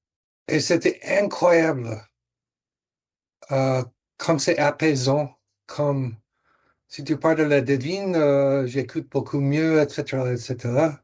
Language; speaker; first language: French; non-native, fluent; English